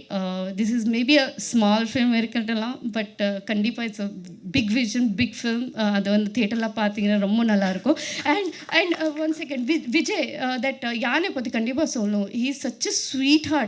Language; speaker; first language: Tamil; non-native, learner; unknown